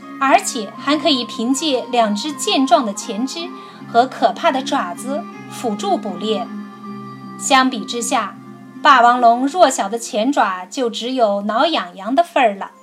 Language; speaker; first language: Chinese; native; Chinese